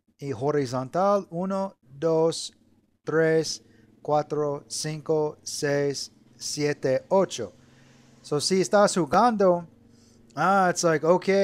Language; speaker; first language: Spanish; non-native, learner; English